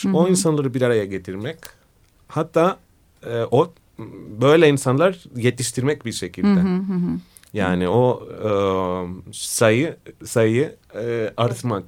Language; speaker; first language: Turkish; non-native, fluent; Greek